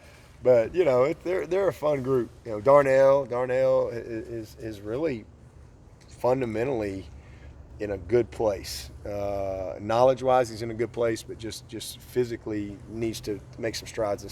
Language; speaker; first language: English; native; English